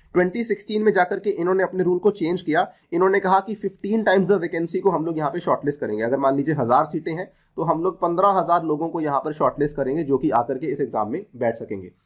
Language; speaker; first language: Hindi; native; Hindi